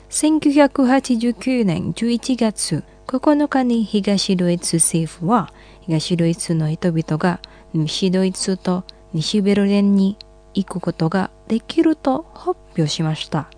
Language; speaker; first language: Japanese; non-native, fluent; Indonesian